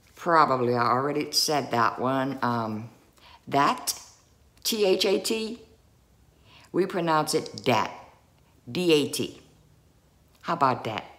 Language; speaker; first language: English; native; English